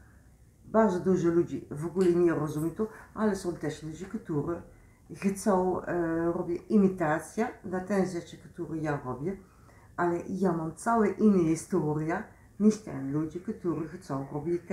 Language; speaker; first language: Polish; non-native, learner; Dutch